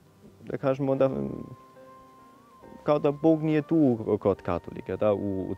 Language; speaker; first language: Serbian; non-native, fluent; German